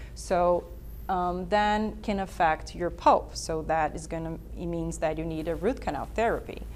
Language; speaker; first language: English; non-native, fluent; Portuguese